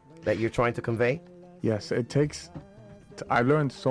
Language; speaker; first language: English; native; English